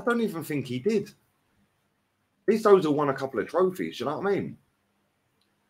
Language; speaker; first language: English; native; English